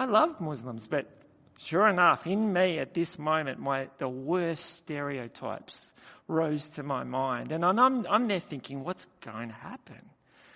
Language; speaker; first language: English; native; English